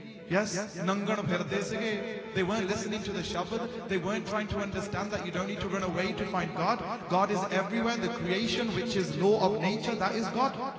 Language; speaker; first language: English; early bilingual, other home language; Punjabi